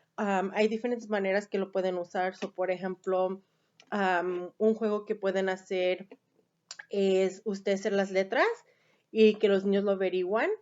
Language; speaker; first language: Spanish; early bilingual, heritage; Spanish